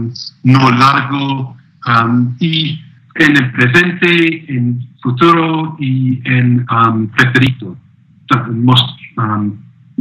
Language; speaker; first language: Spanish; non-native, learner; English